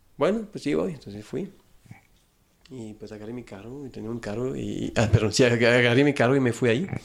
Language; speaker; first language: Spanish; non-native, fluent; French